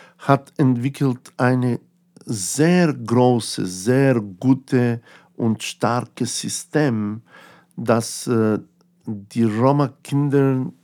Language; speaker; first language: German; non-native, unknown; Bulgarian